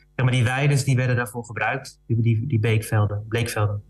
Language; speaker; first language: Dutch; native; Dutch